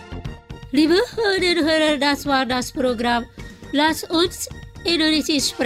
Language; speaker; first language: German; non-native, fluent; Indonesian